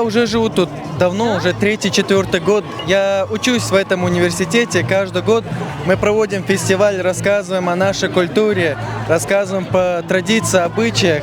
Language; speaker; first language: Russian; non-native, local second language; Chechen